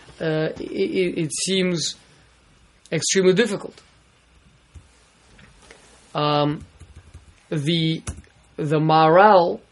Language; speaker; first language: English; native; English